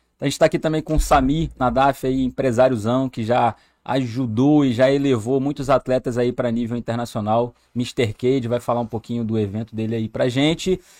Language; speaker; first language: Portuguese; native; Portuguese